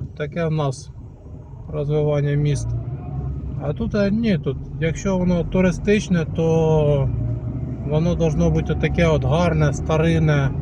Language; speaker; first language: Ukrainian; non-native, local second language; Russian